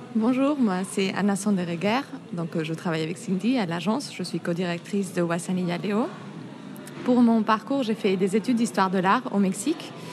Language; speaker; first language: French; non-native, fluent; Spanish